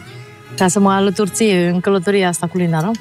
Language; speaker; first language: Romanian; native; Romanian